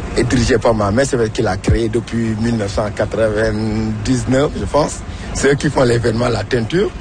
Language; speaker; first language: French; non-native, local second language; Wolof